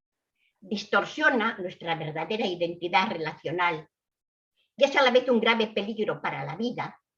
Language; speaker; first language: Spanish; native; Spanish